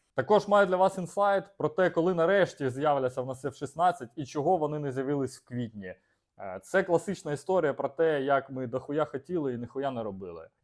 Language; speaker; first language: Ukrainian; non-native, local second language; Russian